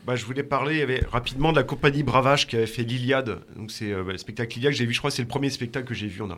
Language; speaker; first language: French; native; French